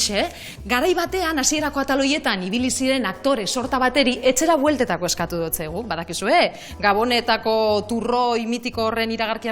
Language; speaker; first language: Basque; native; Basque